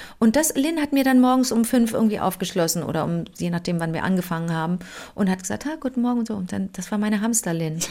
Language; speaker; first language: German; native; German